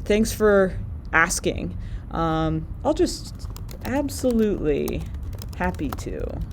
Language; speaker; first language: English; native; English